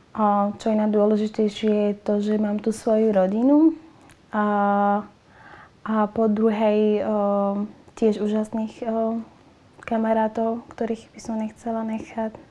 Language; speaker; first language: Slovak; non-native, learner; Somali